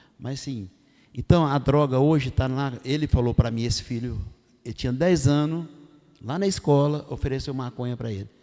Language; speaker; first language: Portuguese; non-native, fluent; Arabic